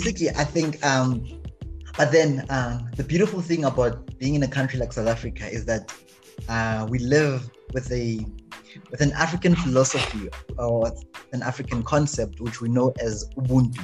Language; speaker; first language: English; non-native, local second language; Zulu